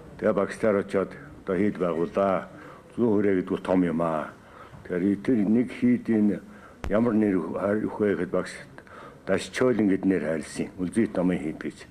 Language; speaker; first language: Mongolian; native; Mongolian